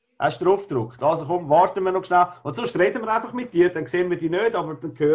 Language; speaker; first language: German; native; German